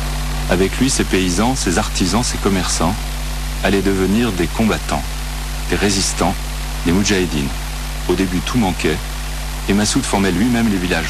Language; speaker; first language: French; native; French